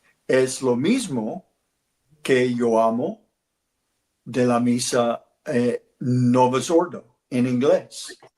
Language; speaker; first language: Spanish; non-native, learner; English